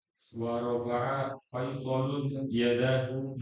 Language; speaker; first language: Arabic; non-native, learner; Indonesian